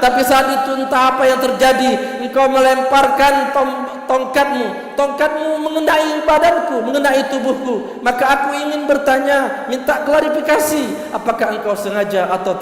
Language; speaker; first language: Indonesian; native; Indonesian